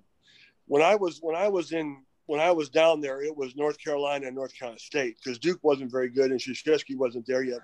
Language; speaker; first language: English; native; English